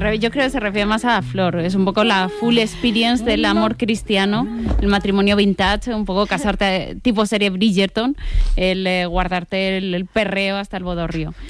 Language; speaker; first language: Spanish; native; Spanish